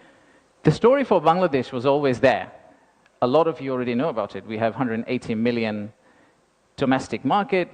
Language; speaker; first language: English; non-native, local second language; Bangla